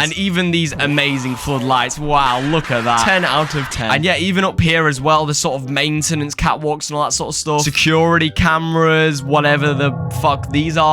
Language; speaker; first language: English; native; English